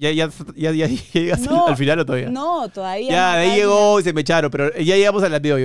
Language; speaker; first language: Spanish; native; Spanish